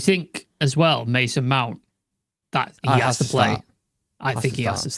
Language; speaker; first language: English; native; English